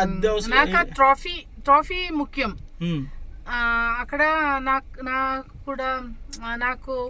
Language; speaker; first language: Telugu; non-native, local second language; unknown